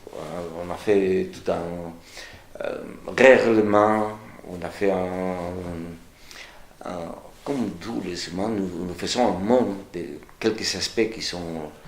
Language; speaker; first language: French; non-native, fluent; Spanish